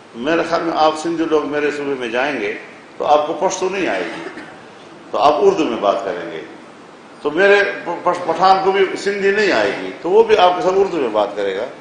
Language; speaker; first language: Urdu; non-native, local second language; Pashto